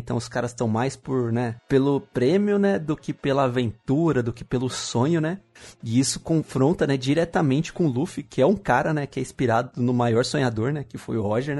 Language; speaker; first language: Portuguese; native; Portuguese